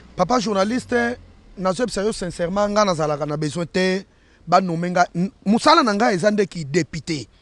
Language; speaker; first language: Lingala; non-native, local second language; Kongo